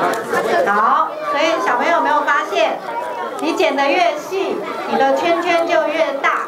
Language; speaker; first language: Chinese; native; Chinese